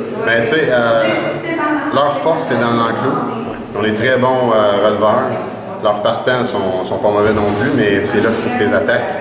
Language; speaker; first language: French; native; French